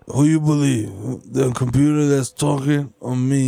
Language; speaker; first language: English; early bilingual, other home language; Spanish